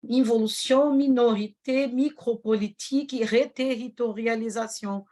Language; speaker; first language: French; non-native, fluent; Portuguese